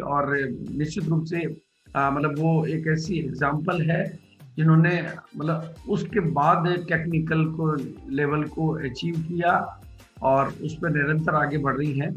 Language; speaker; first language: Hindi; native; Hindi